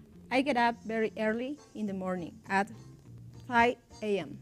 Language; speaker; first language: English; non-native, learner; Spanish